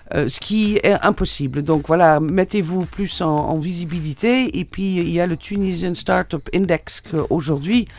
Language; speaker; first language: French; non-native, fluent; Dutch